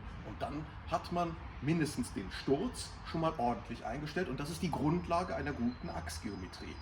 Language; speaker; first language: German; native; German